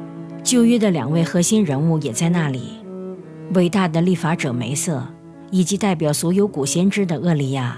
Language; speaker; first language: Chinese; native; Chinese